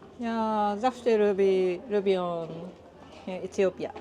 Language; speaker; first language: Polish; non-native, learner; Japanese